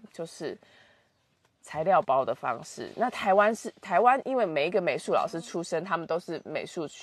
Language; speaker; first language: Chinese; native; Chinese